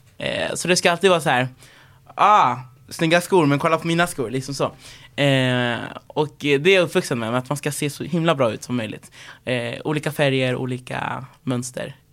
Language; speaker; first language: Swedish; early bilingual, other home language; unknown